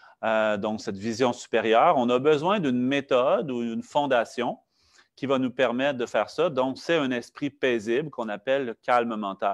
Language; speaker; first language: French; native; French